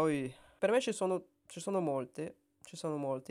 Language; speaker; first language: Italian; non-native, learner; Russian